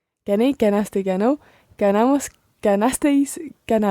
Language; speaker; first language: Spanish; non-native, fluent; English